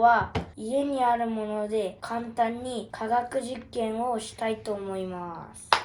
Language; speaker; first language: Japanese; early bilingual, other home language; Uyghur